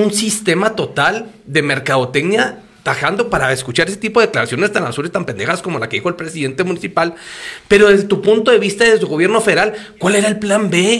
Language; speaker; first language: Spanish; native; Spanish